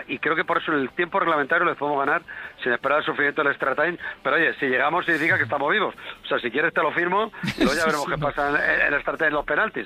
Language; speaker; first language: Spanish; native; Spanish